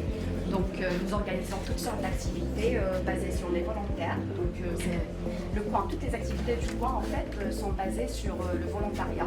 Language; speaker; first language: French; non-native, local second language; Arabic